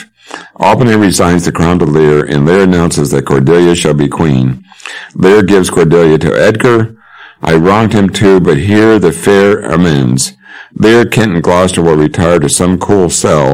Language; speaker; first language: English; native; English